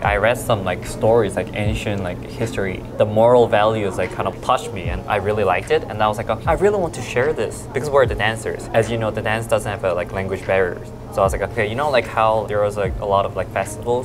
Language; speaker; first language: English; non-native, fluent; Korean